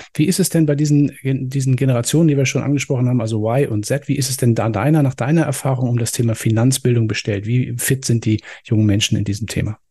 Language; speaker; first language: German; native; German